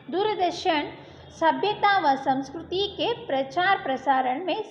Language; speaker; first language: Hindi; non-native, local second language; Kannada